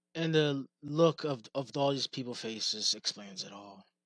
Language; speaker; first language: English; native; English